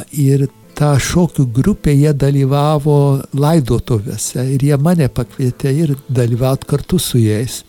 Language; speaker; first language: Lithuanian; early bilingual, heritage; Lithuanian